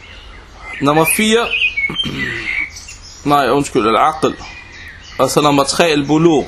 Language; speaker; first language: Danish; non-native, local second language; Arabic